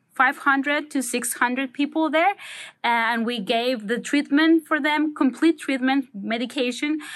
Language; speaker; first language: English; non-native, fluent; Spanish